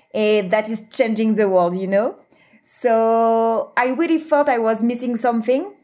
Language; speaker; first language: English; non-native, fluent; French